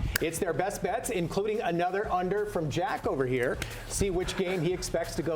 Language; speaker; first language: English; native; English